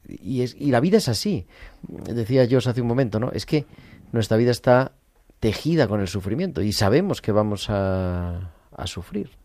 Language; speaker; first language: Spanish; native; Spanish